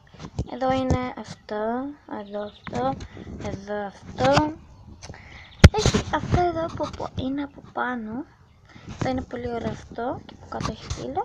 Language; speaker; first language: Greek; early bilingual, other home language; Bulgarian